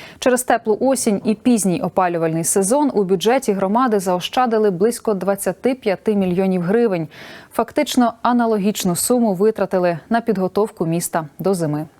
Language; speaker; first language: Ukrainian; native; Ukrainian